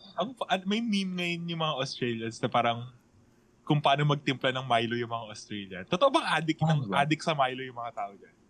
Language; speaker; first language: Filipino; non-native, local second language; Cebuano